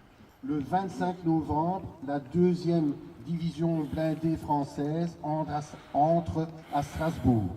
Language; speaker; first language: French; native; French